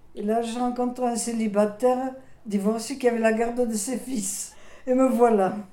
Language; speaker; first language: French; non-native, local second language; Swiss German